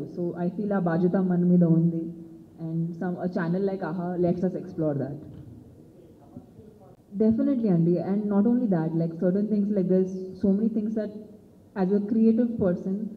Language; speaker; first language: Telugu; non-native, fluent; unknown